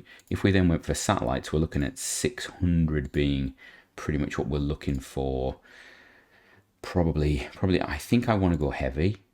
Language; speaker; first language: English; native; English